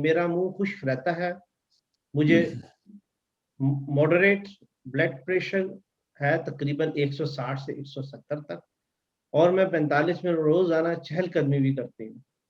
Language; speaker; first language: Urdu; native; Urdu